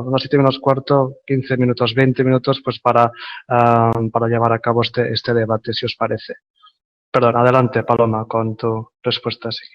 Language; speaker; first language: Spanish; native; Spanish